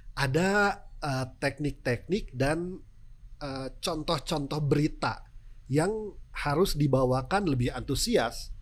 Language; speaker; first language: Indonesian; non-native, local second language; Sundanese